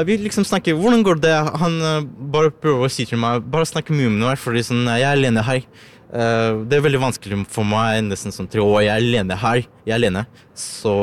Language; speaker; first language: Norwegian; non-native, learner; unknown